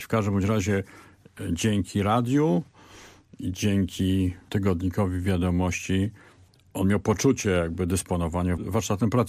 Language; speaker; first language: Polish; native; Polish